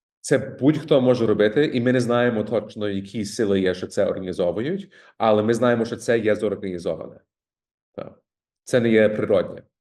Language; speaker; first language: Ukrainian; early bilingual, heritage; Ukrainian